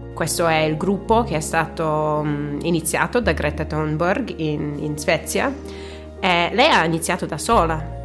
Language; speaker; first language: Italian; non-native, learner; English